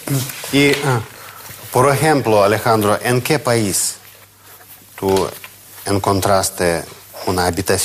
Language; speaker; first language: Spanish; non-native, fluent; Russian